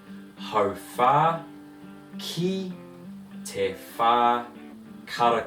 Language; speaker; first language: Māori; non-native, fluent; English